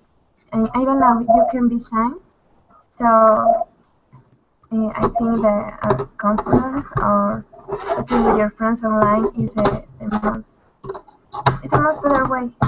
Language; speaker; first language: English; non-native, learner; Spanish